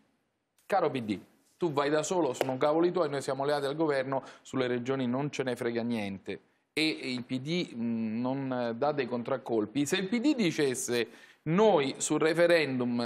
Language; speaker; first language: Italian; native; Italian